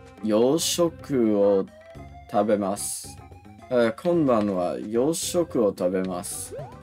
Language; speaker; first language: Japanese; non-native, learner; English